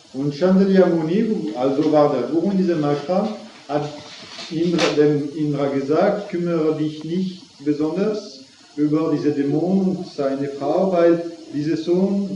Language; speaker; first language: German; non-native, fluent; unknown